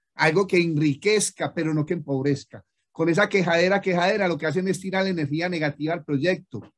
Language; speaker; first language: Spanish; native; Spanish